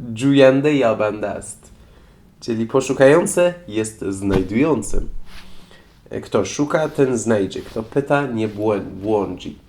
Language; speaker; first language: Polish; non-native, fluent; Persian